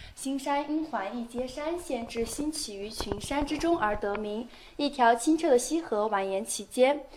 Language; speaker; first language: Chinese; native; Chinese